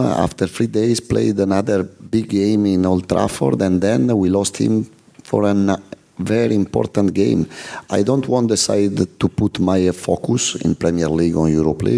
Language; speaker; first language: English; non-native, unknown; Italian